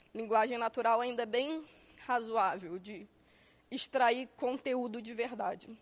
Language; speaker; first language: Portuguese; native; Portuguese